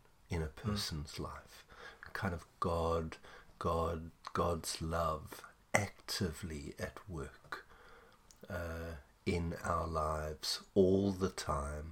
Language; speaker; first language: English; native; English